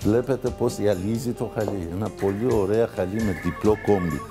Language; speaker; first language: Greek; non-native, fluent; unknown